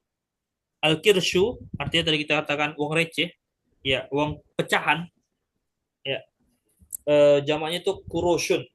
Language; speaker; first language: Indonesian; native; Indonesian